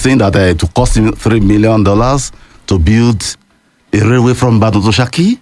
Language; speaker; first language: English; non-native, local second language; Yoruba